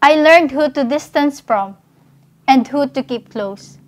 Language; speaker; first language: English; non-native, local second language; Filipino